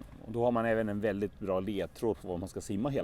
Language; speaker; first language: Swedish; native; Swedish